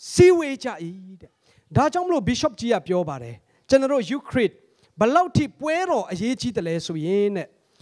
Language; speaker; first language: Burmese; non-native, local second language; Hakha Chin